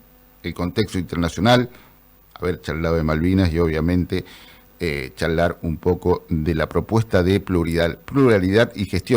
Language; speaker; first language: Spanish; native; Spanish